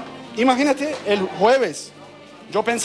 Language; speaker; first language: Spanish; non-native, learner; Turkish